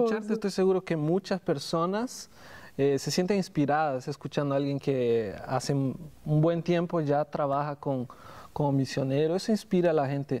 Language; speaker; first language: Spanish; non-native, fluent; Portuguese